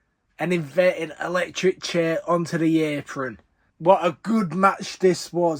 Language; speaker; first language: English; native; English